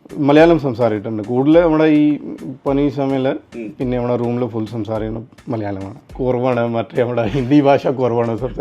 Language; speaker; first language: Malayalam; non-native, fluent; Punjabi